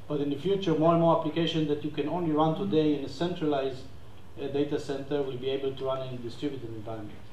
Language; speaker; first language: English; non-native, fluent; Hebrew